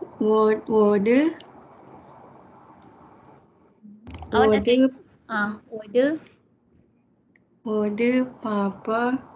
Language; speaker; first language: Chinese; non-native, learner; Malay